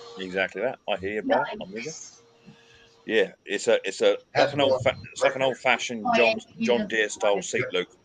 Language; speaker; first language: English; native; English